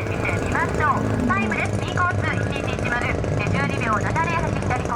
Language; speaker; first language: Japanese; native; Japanese